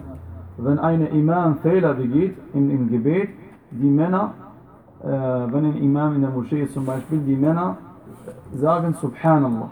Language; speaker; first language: German; non-native, fluent; Arabic